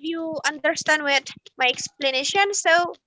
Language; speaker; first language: English; non-native, learner; Indonesian